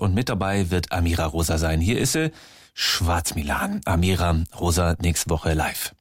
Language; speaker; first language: German; native; German